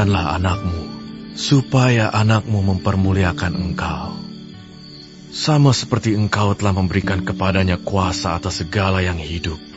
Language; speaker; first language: Indonesian; native; Indonesian